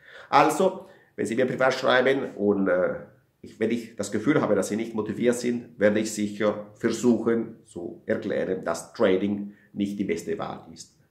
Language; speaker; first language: German; non-native, fluent; Italian